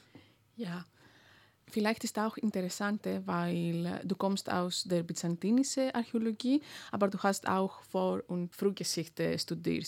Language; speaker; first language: German; non-native, fluent; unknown